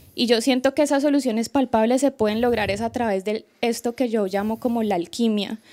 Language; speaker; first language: Spanish; native; Spanish